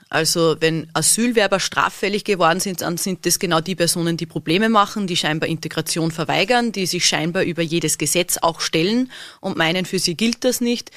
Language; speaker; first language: German; native; German